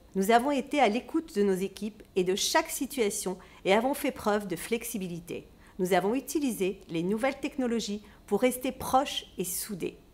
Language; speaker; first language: French; native; French